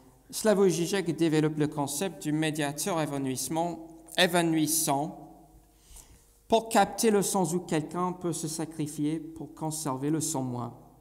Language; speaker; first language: French; non-native, fluent; English